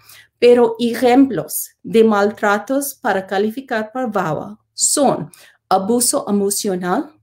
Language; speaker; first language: Spanish; non-native, learner; English